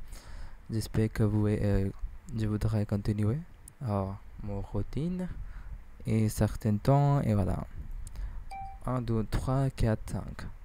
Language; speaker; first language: French; non-native, learner; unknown